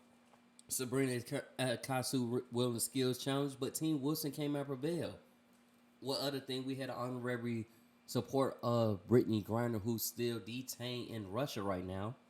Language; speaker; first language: English; native; English